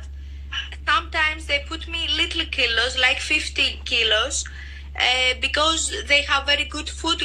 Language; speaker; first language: English; non-native, learner; Greek